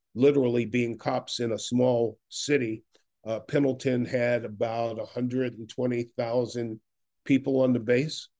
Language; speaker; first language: English; native; English